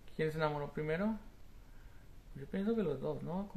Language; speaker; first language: Spanish; early bilingual, heritage; Spanish